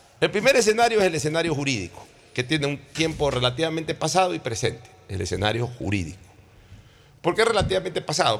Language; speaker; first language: Spanish; native; Spanish